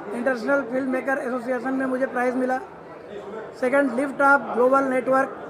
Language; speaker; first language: Hindi; native; Hindi